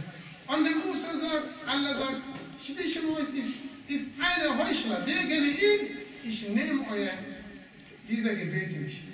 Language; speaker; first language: German; non-native, learner; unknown